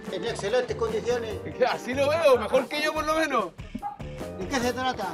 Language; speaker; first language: Spanish; native; Spanish